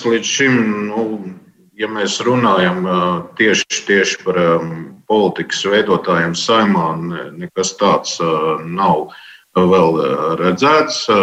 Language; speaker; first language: Latvian; non-native, local second language; Russian